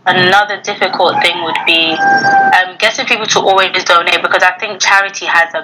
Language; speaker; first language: English; native; English